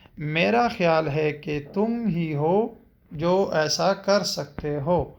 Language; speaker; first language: Urdu; non-native, local second language; Pashto